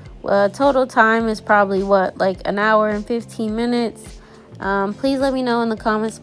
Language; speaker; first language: English; native; English